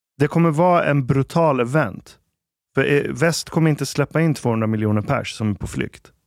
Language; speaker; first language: Swedish; early bilingual, other home language; Arabic